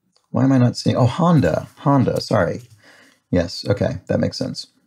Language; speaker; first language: English; native; English